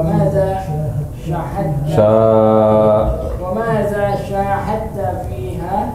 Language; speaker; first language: Arabic; non-native, learner; Indonesian